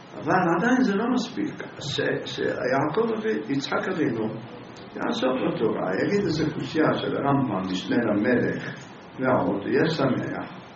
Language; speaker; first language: Hebrew; native; Hebrew